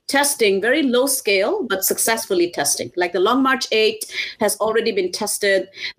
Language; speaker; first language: English; non-native, local second language; Assamese